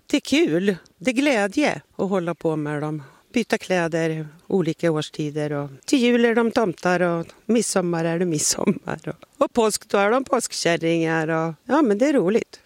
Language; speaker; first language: Swedish; native; Swedish